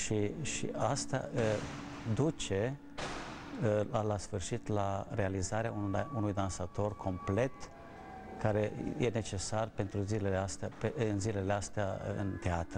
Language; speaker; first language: Romanian; non-native, fluent; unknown